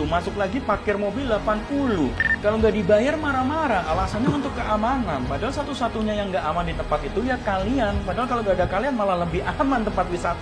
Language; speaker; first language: Indonesian; native; Indonesian